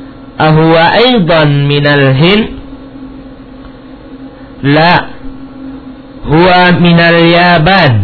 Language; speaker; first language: Arabic; non-native, fluent; Indonesian